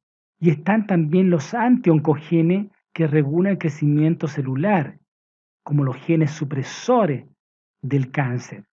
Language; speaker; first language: Spanish; native; Spanish